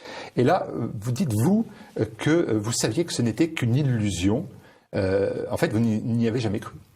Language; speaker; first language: French; native; French